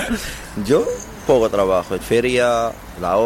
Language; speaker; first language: Spanish; non-native, learner; Arabic